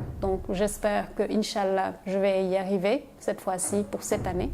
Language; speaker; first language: French; non-native, local second language; Wolof